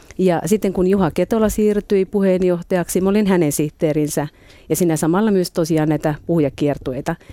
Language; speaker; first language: Finnish; native; Finnish